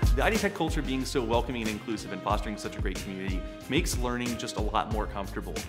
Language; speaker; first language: English; native; English